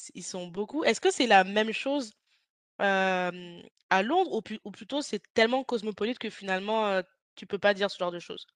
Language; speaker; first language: French; native; French